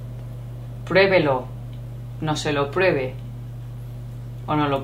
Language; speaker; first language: Spanish; native; Spanish